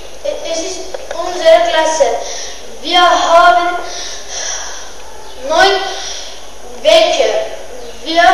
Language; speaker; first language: German; non-native, learner; Turkish